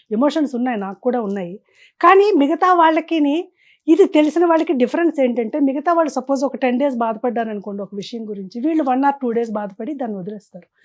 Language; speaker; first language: Telugu; native; Telugu